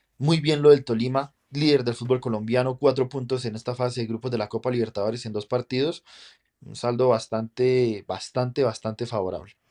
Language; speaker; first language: Spanish; native; Spanish